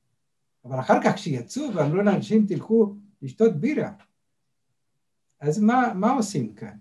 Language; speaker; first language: Hebrew; non-native, fluent; Spanish